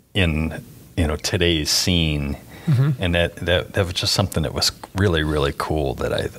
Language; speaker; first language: English; native; English